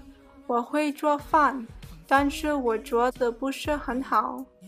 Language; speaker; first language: Chinese; early bilingual, heritage; Chinese